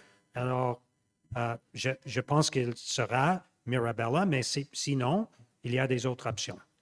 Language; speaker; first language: French; non-native, local second language; English